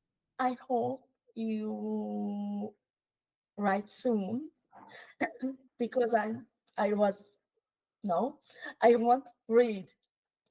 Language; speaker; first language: English; non-native, learner; Hungarian